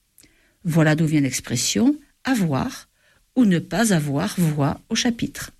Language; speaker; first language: French; native; French